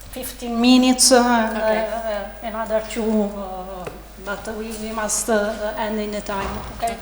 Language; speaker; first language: English; non-native, learner; Italian